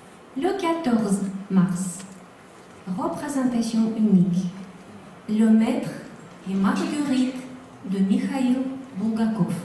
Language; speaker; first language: French; non-native, fluent; Russian